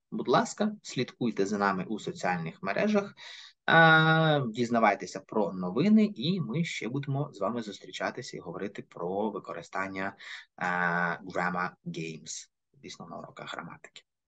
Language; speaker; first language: Ukrainian; native; Ukrainian